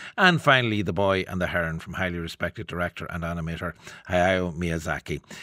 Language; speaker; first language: English; native; English